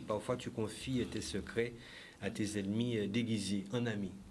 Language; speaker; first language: French; native; French